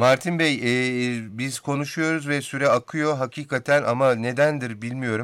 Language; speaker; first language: Turkish; native; Turkish